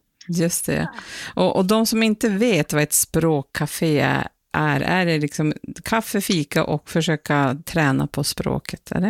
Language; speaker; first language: Swedish; native; Swedish